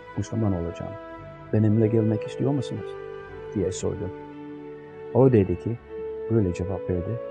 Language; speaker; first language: Turkish; non-native, fluent; English